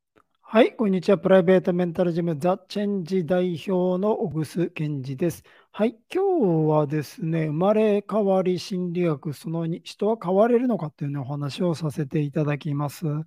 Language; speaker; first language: Japanese; native; Japanese